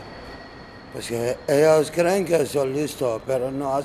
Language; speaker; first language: Spanish; non-native, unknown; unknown